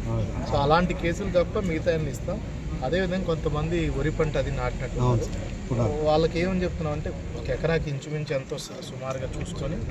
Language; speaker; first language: Telugu; native; Telugu